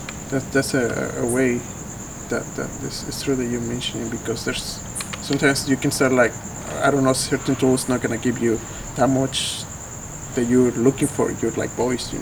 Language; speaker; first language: English; non-native, fluent; Spanish